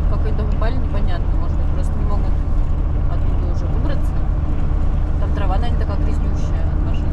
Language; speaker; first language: Russian; native; Russian